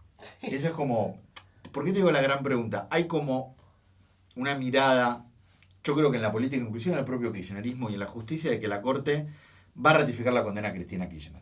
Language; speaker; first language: Spanish; native; Spanish